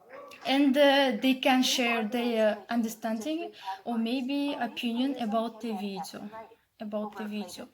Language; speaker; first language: English; non-native, learner; Kazakh